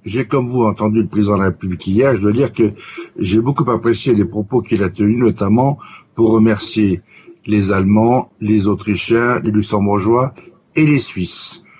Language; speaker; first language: French; native; French